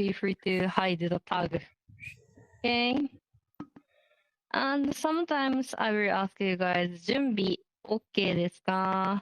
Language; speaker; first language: English; non-native, learner; Japanese